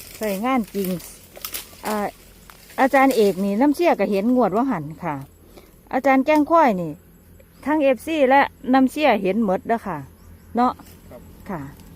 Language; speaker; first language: Thai; native; Thai